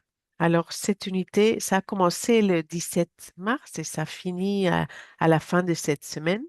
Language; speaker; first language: French; non-native, fluent; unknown